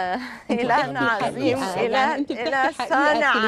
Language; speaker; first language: Arabic; native; Arabic